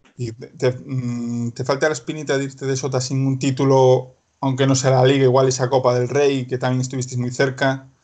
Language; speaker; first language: Spanish; native; Spanish